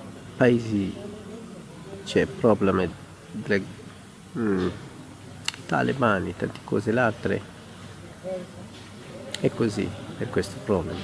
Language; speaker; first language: Italian; non-native, learner; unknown